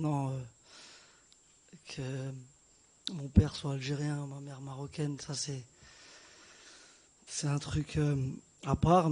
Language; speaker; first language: French; native; French